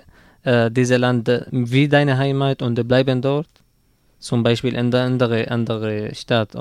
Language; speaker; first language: German; non-native, learner; Arabic